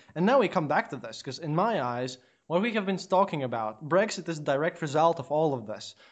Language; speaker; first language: English; non-native, fluent; Latvian